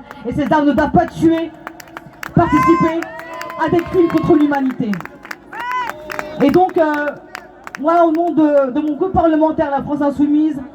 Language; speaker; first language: French; native; French